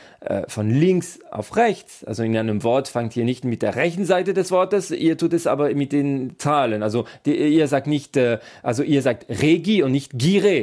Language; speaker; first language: German; non-native, local second language; French